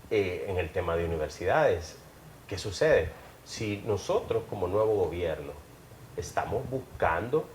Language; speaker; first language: Spanish; native; Spanish